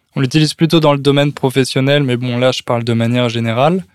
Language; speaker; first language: French; native; French